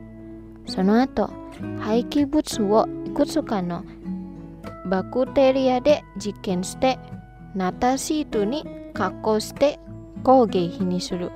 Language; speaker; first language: Japanese; non-native, fluent; Indonesian